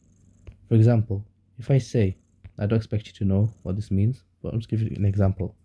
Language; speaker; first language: English; native; English